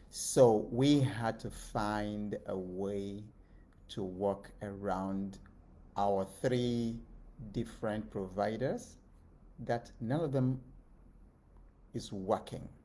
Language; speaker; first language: English; non-native, local second language; Igbo